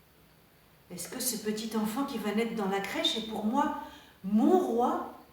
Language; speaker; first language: French; native; French